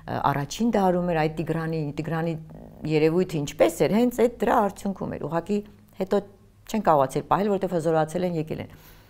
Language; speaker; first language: Armenian; native; Armenian